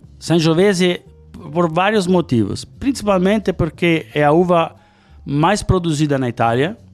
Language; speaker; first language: Portuguese; non-native, fluent; Italian